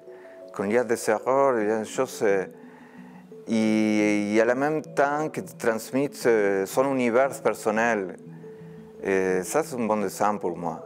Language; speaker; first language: French; non-native, fluent; Spanish